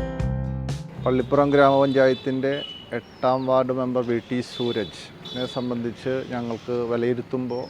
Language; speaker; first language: Malayalam; native; Malayalam